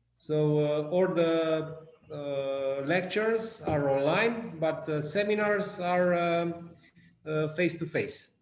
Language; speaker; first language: English; non-native, learner; Romanian